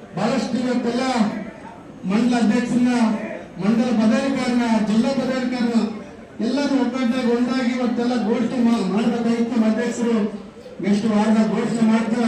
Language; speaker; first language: Kannada; native; Kannada